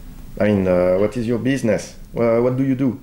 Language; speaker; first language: English; non-native, fluent; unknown